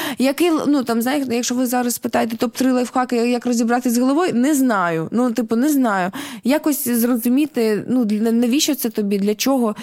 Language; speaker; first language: Ukrainian; non-native, local second language; Russian